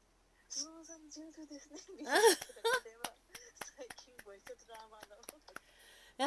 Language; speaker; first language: Japanese; non-native, learner; Nepali